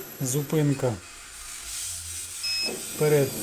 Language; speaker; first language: Ukrainian; native; Ukrainian